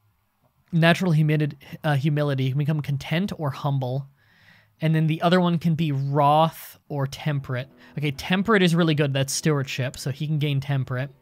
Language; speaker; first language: English; native; English